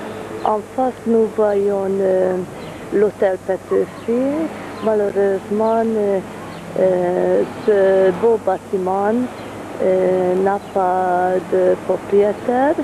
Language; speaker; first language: French; non-native, fluent; Hungarian